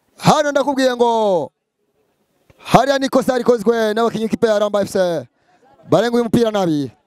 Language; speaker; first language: Rundi; native; Rundi